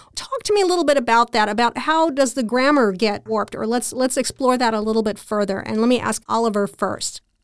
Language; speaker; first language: English; native; English